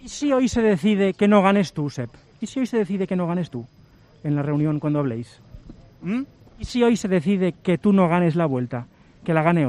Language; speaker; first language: Spanish; native; Spanish